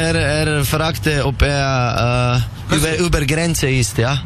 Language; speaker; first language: German; non-native, learner; Slovenian